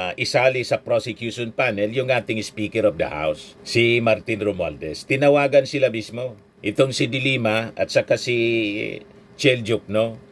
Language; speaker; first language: Filipino; non-native, local second language; Bikol